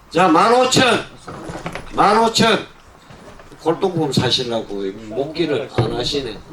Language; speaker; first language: Korean; native; Korean